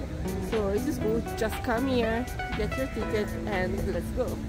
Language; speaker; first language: English; non-native, fluent; Italian